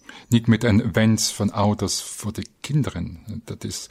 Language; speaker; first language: Dutch; non-native, fluent; German